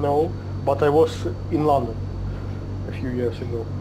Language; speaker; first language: English; non-native, learner; Russian